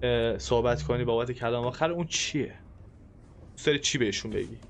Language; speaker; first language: Persian; native; Persian